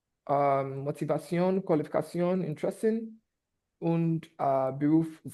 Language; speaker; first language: German; non-native, fluent; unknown